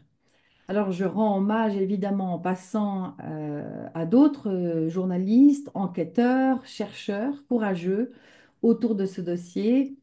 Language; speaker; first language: French; native; French